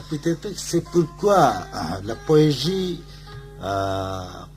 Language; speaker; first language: French; non-native, fluent; Bangla